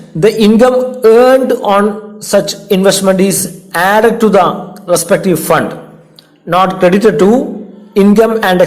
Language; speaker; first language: English; non-native, local second language; Malayalam